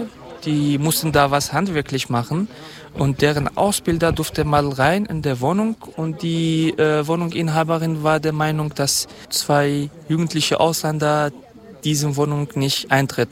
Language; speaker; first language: German; non-native, fluent; Kurdish